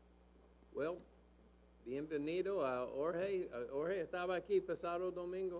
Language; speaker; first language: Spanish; non-native, learner; English